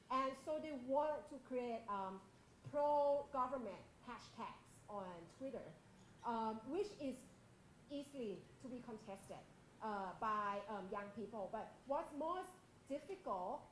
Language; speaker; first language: English; non-native, fluent; Thai